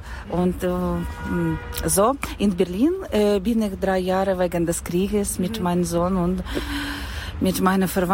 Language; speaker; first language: German; non-native, learner; Ukrainian